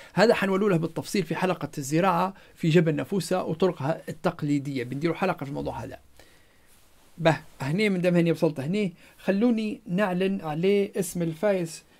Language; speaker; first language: Arabic; non-native, local second language; Berber languages